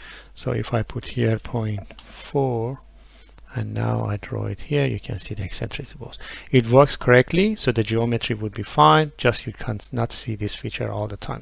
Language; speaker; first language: English; non-native, fluent; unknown